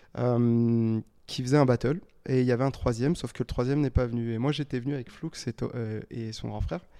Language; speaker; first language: French; native; French